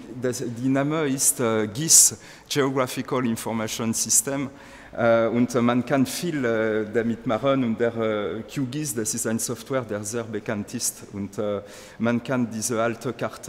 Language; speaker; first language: German; non-native, learner; French